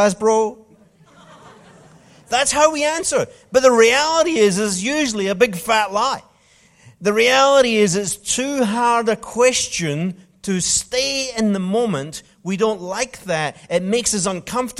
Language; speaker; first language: English; native; English